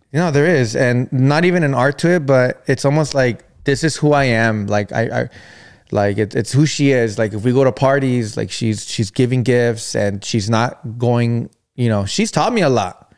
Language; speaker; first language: English; early bilingual, other home language; Spanish